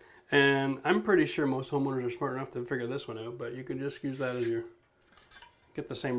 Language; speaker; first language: English; native; English